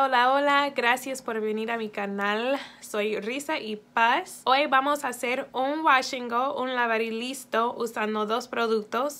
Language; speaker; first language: Spanish; early bilingual, heritage; Spanish